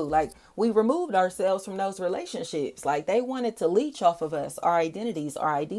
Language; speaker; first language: English; native; English